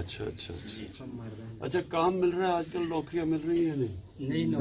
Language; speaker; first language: Urdu; native; Urdu